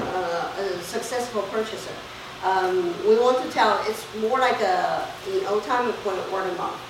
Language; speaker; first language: English; non-native, fluent; Chinese